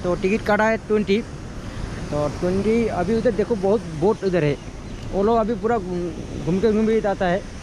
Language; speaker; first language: Hindi; non-native, local second language; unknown